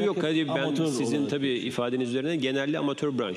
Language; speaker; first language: Turkish; native; Turkish